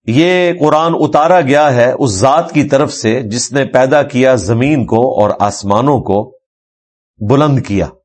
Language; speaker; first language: Urdu; non-native, local second language; Punjabi